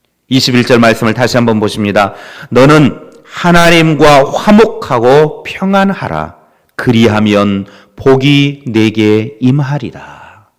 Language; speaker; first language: Korean; native; Korean